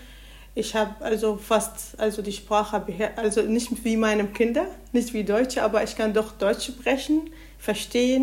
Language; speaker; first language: German; non-native, learner; Arabic